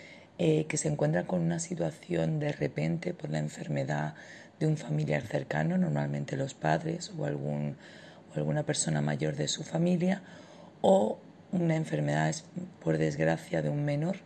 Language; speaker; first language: Spanish; native; Spanish